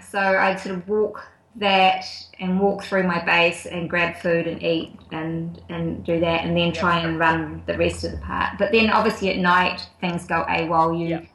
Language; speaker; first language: English; native; English